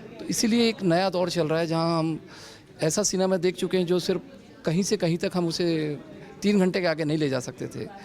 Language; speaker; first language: Hindi; native; Hindi